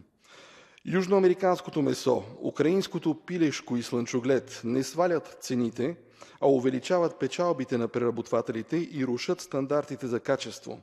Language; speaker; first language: Bulgarian; native; Bulgarian